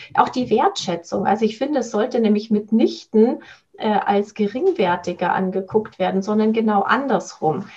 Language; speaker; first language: German; native; German